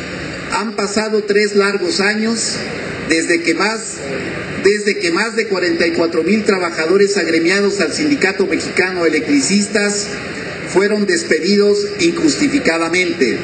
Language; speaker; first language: Spanish; native; Spanish